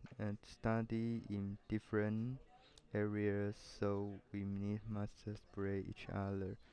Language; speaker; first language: English; non-native, learner; Chinese